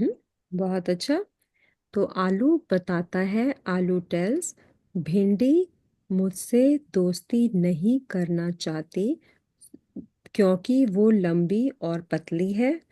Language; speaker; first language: Hindi; native; Hindi